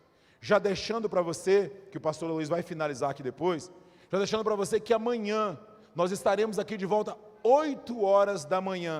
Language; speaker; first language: Portuguese; native; Portuguese